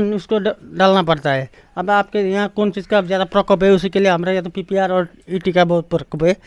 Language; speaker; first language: Hindi; non-native, local second language; Nepali